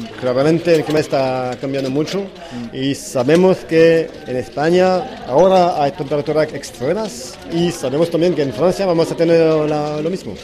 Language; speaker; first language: Spanish; non-native, learner; French